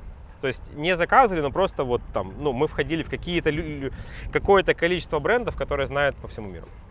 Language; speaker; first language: Russian; native; Russian